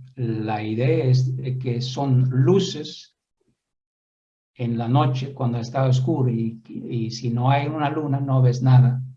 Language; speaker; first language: Spanish; non-native, fluent; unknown